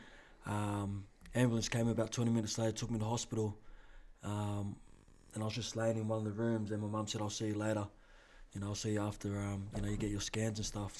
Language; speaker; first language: English; native; English